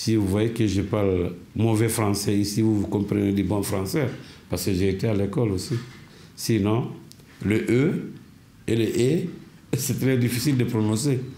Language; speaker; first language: French; non-native, learner; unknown